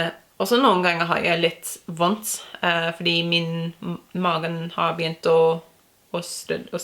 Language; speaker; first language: Norwegian; non-native, learner; English